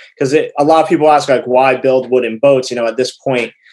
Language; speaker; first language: English; native; English